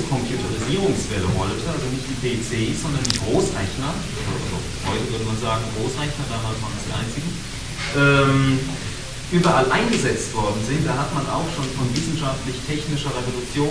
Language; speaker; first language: German; native; German